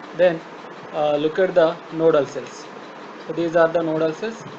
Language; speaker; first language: English; non-native, local second language; Telugu